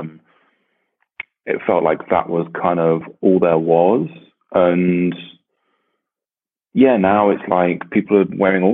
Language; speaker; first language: English; native; English